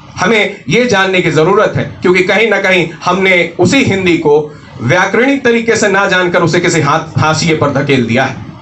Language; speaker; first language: Hindi; native; Hindi